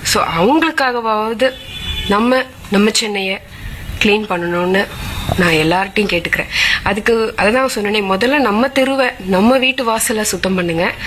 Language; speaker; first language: Tamil; non-native, local second language; Malayalam